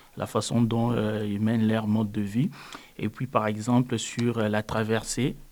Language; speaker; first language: French; non-native, local second language; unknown